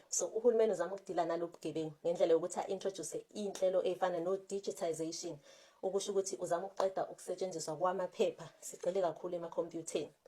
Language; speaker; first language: Zulu; native; Zulu